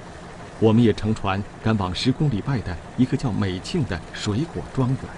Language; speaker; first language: Chinese; native; Chinese